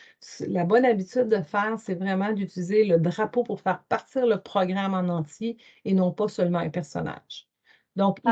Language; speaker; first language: French; native; French